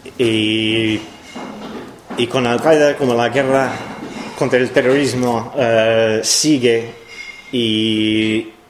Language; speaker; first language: Spanish; non-native, fluent; English